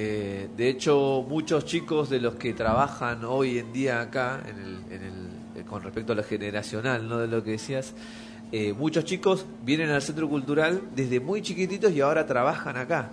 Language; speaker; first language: Spanish; native; Spanish